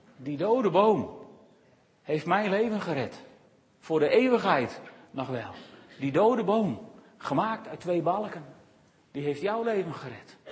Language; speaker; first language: Dutch; native; Dutch